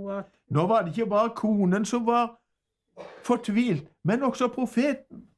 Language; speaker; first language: Norwegian; native; Norwegian